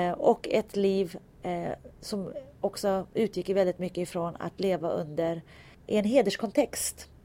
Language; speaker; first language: Swedish; early bilingual, other home language; Turkish